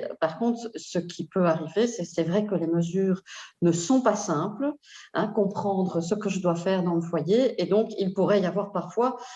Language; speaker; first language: French; native; French